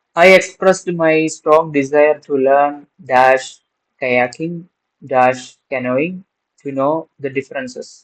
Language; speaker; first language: English; non-native, local second language; Malayalam